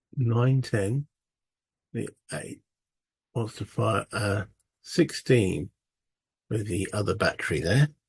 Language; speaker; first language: English; native; English